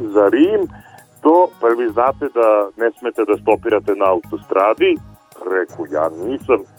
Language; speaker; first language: Serbian; native; Serbian